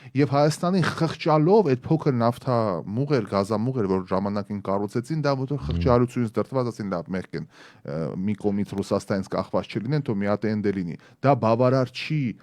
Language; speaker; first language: Armenian; native; Armenian